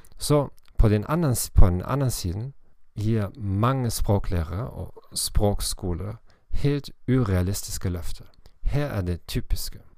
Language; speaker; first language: Norwegian; non-native, learner; German